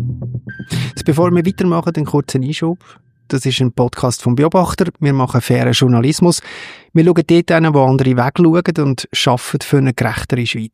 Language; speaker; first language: German; native; German